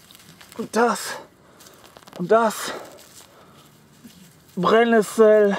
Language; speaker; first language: German; non-native, learner; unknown